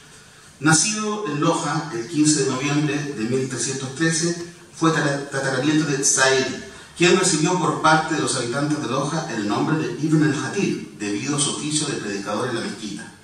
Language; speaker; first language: Spanish; native; Spanish